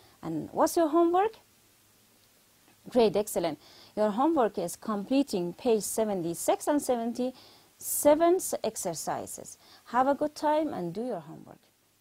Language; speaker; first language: English; non-native, fluent; Persian